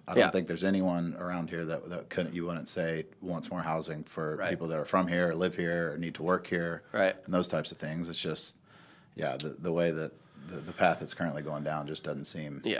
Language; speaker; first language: English; native; English